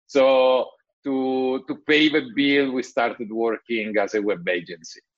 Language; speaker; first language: English; non-native, fluent; Italian